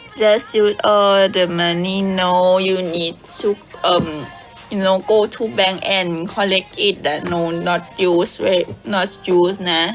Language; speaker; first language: English; non-native, learner; Thai